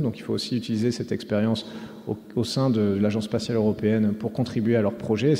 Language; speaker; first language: French; native; French